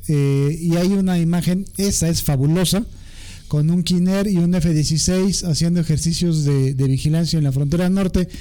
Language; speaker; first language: Spanish; native; Spanish